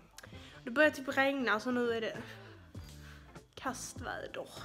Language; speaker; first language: Swedish; native; Swedish